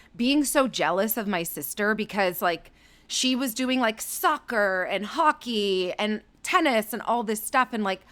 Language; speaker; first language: English; native; English